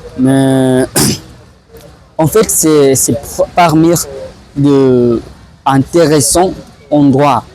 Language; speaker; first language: French; non-native, learner; Swahili